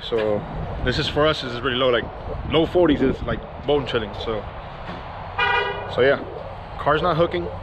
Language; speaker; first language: English; native; English